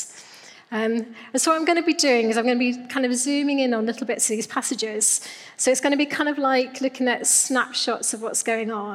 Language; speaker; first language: English; native; English